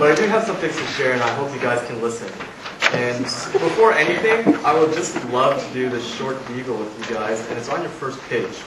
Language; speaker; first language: English; native; English